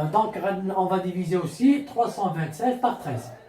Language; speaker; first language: French; non-native, local second language; Arabic